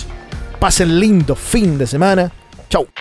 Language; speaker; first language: Spanish; native; Spanish